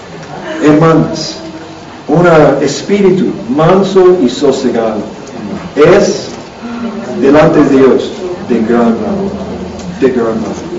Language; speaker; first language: Spanish; non-native, learner; English